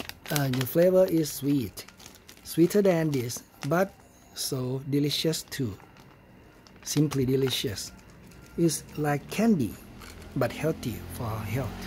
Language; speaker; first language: English; non-native, learner; Thai